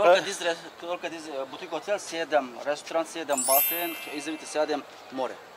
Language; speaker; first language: Russian; non-native, learner; Turkish